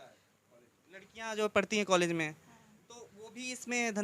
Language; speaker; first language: Hindi; native; Hindi